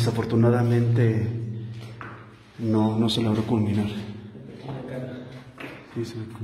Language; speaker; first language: Spanish; native; Spanish